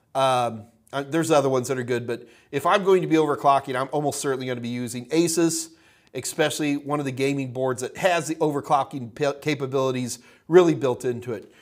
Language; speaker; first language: English; native; English